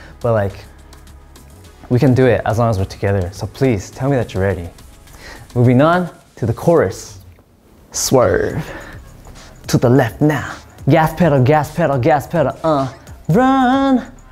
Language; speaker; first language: English; early bilingual, other home language; Korean